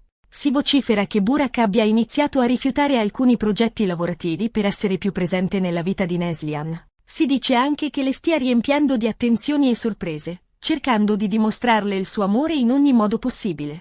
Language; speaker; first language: Italian; native; Italian